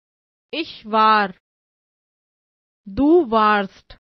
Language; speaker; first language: German; non-native, fluent; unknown